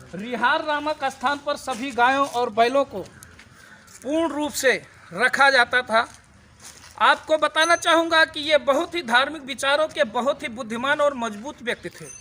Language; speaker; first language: Hindi; native; Hindi